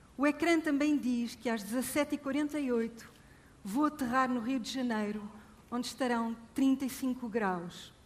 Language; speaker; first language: Portuguese; native; Portuguese